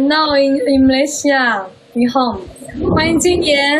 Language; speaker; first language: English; non-native, learner; Chinese